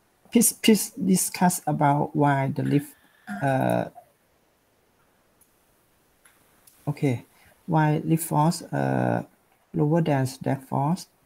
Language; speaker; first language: English; non-native, learner; Thai